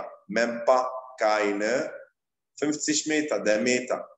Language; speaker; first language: German; non-native, fluent; Arabic